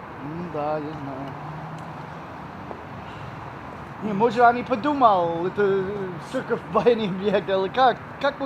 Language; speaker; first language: Russian; non-native, learner; English